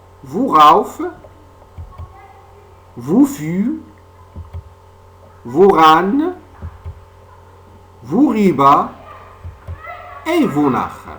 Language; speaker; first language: German; non-native, fluent; French